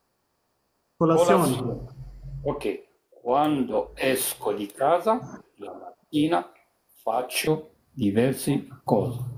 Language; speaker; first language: Italian; non-native, fluent; Arabic